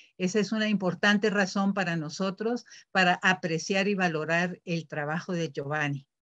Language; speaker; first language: Spanish; native; Spanish